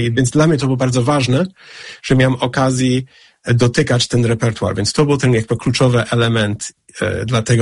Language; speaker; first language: Polish; non-native, fluent; English